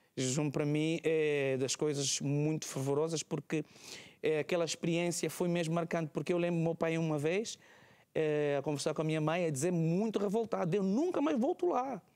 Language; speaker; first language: Portuguese; native; Portuguese